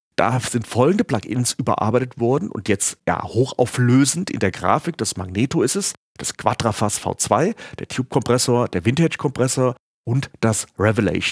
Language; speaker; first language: German; native; German